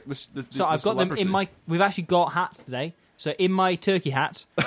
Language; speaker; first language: English; native; English